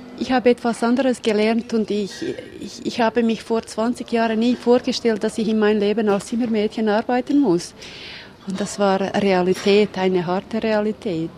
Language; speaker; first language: German; non-native, fluent; Bosnian